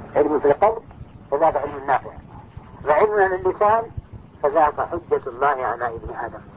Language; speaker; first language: Arabic; non-native, fluent; Urdu